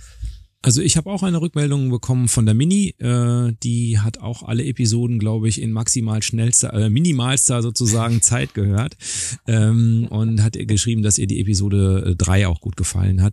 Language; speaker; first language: German; native; German